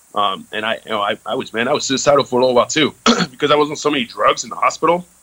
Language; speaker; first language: English; early bilingual, other home language; French